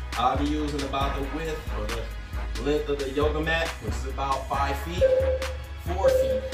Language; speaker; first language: English; native; English